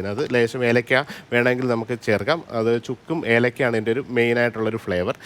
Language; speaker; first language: Malayalam; native; Malayalam